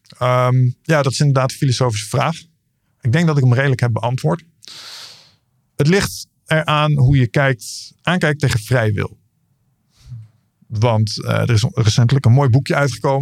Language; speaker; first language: Dutch; native; Dutch